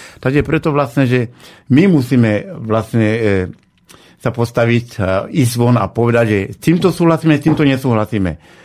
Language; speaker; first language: Slovak; non-native, fluent; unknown